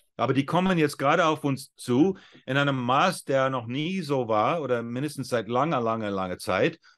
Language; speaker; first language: German; non-native, fluent; English